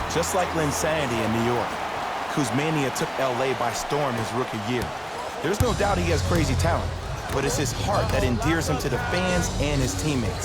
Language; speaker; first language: English; native; English